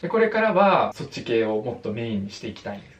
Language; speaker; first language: Japanese; early bilingual, other home language; Russian